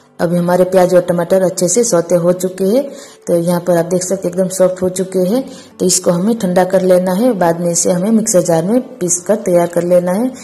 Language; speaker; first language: Hindi; non-native, local second language; Gujarati